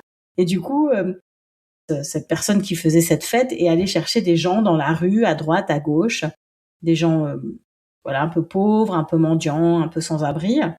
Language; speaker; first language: French; native; French